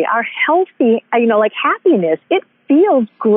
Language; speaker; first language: English; native; English